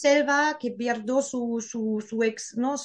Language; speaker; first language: Spanish; non-native, fluent; German